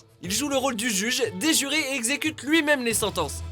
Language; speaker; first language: French; native; French